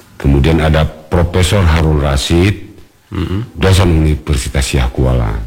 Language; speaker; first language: Indonesian; non-native, local second language; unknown